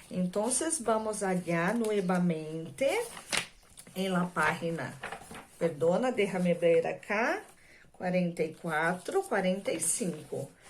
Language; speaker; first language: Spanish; non-native, fluent; Portuguese